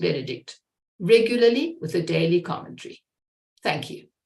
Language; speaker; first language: English; native; English